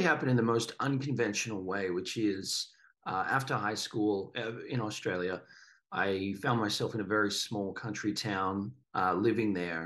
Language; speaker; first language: English; native; English